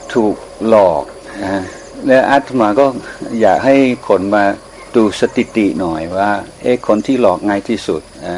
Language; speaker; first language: Thai; non-native, fluent; English